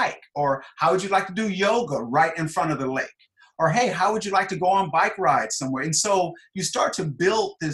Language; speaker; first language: English; native; English